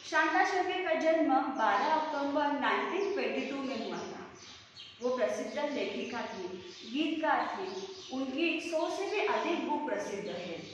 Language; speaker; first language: Hindi; non-native, local second language; Marathi